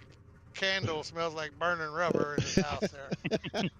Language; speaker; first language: English; native; English